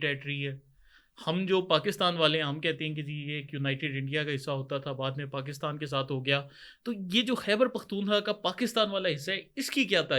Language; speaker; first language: Urdu; native; Urdu